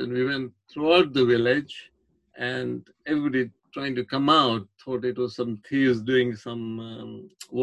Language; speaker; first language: English; non-native, local second language; Gujarati